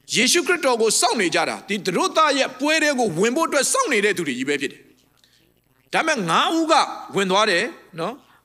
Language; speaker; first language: Burmese; non-native, local second language; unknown